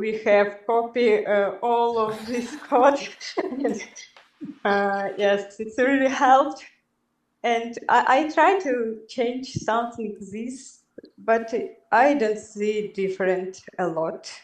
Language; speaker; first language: English; non-native, learner; Belarusian